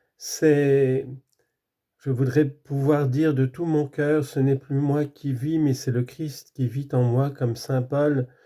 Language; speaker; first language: French; native; French